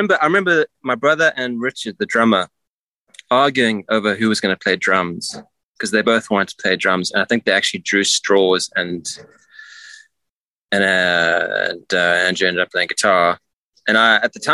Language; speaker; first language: English; native; English